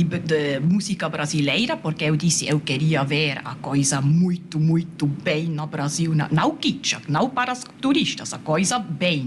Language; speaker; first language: Portuguese; non-native, learner; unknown